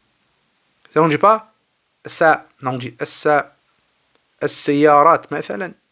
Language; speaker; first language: French; native; French